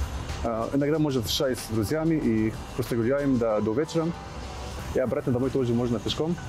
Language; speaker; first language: Russian; non-native, fluent; Arabic